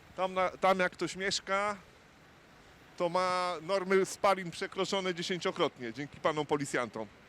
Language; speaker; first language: Polish; native; Polish